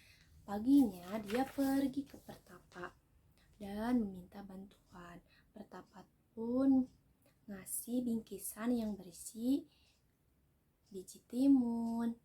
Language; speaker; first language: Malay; non-native, local second language; Sundanese